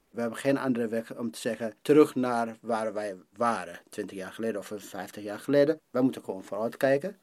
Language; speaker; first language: Dutch; non-native, fluent; Amharic